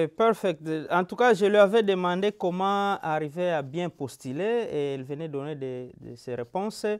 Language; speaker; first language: French; non-native, local second language; Lingala